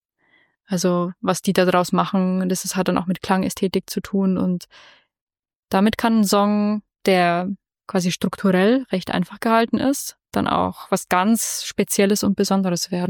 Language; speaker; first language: German; native; German